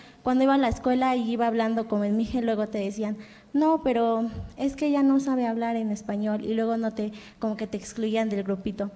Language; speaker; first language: Spanish; non-native, local second language; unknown